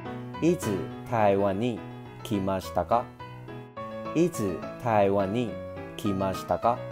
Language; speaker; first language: Japanese; non-native, fluent; Chinese